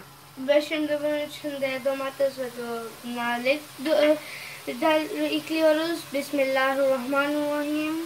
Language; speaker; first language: Turkish; non-native, learner; Urdu